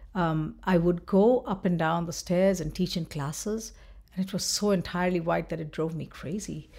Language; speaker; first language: English; non-native, local second language; Bangla